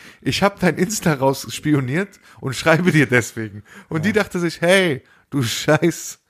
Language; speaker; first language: German; early bilingual, other home language; Turkish